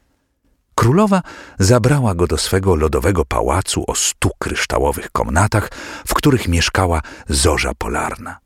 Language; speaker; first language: Polish; native; Polish